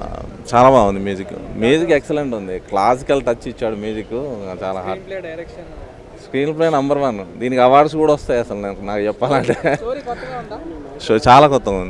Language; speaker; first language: Telugu; native; Telugu